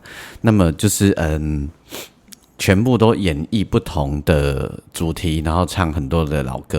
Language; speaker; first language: Chinese; native; Chinese